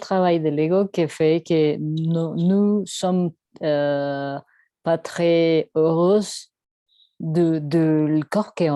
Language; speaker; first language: French; non-native, learner; Spanish